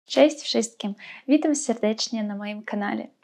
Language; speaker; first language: Polish; non-native, fluent; Russian